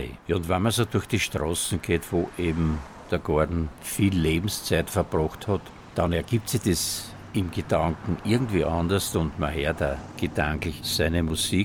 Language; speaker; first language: German; native; German